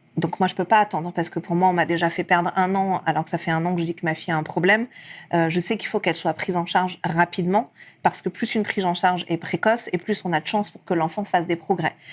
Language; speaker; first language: French; early bilingual, other home language; Persian